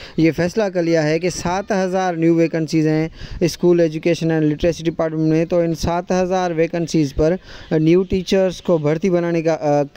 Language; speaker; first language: Urdu; non-native, local second language; Sindhi